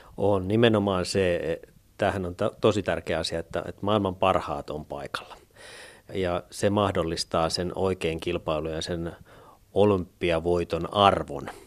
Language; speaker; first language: Finnish; native; Finnish